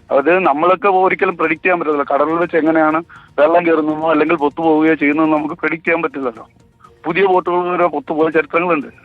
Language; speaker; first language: Malayalam; native; Malayalam